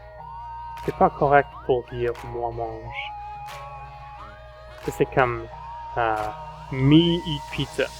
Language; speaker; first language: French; non-native, fluent; English